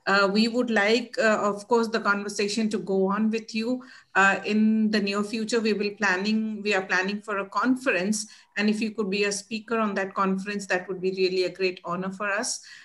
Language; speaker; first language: English; non-native, local second language; Odia